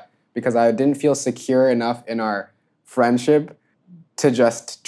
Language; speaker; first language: English; native; English